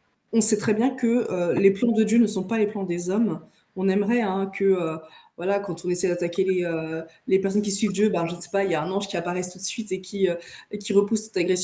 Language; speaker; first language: French; native; French